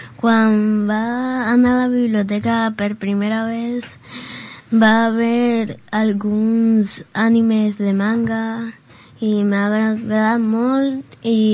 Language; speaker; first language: Catalan; non-native, learner; Spanish